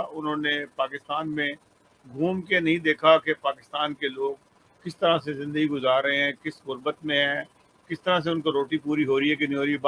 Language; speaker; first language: Urdu; native; Urdu